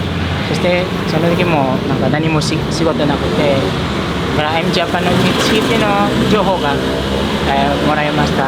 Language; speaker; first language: Japanese; non-native, fluent; Indonesian